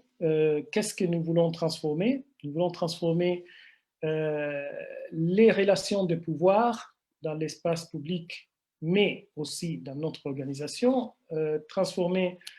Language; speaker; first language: French; non-native, fluent; Italian